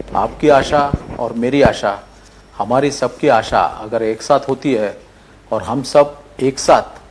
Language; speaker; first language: Hindi; non-native, local second language; Marathi